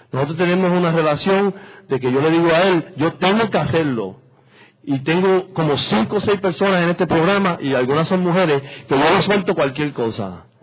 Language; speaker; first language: Spanish; early bilingual, heritage; Spanish